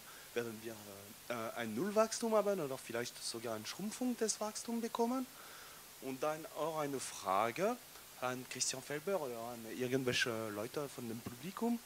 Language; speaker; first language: German; non-native, learner; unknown